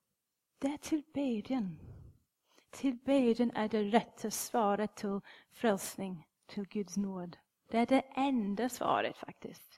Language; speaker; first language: Swedish; non-native, fluent; English